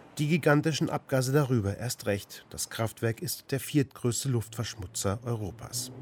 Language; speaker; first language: German; native; German